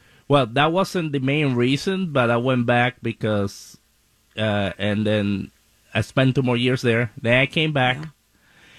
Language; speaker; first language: English; non-native, fluent; Spanish